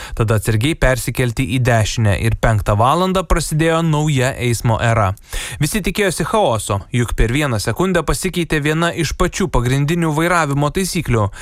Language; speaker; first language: Lithuanian; native; Lithuanian